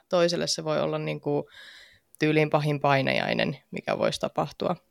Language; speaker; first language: Finnish; native; Finnish